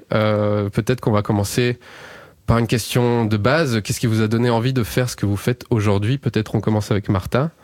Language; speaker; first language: French; native; French